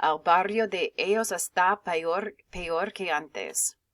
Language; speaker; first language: Spanish; non-native, fluent; English